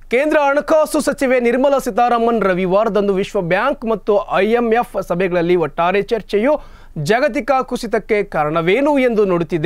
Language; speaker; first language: Kannada; native; Kannada